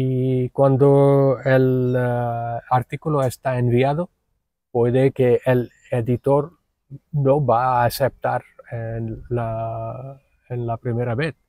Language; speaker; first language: Spanish; non-native, fluent; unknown